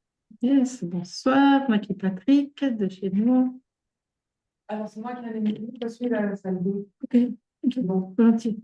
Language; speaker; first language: French; native; French